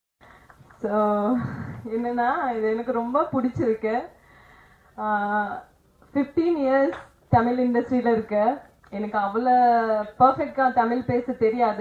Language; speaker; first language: Tamil; non-native, fluent; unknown